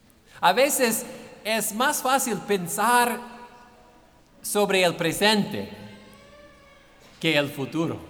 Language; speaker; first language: Spanish; non-native, fluent; English